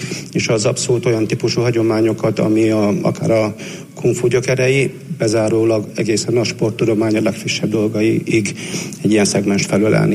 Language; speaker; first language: Hungarian; native; Hungarian